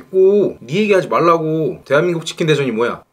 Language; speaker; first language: Korean; native; Korean